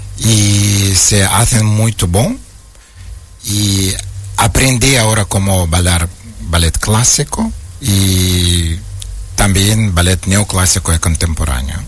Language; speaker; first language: Portuguese; non-native, learner; Ukrainian